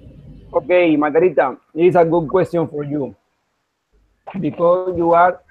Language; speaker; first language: English; non-native, learner; Spanish